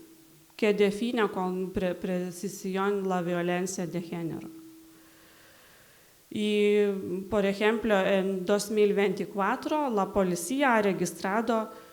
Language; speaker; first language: Spanish; non-native, learner; Lithuanian